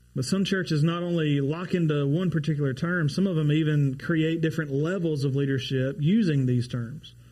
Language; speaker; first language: English; native; English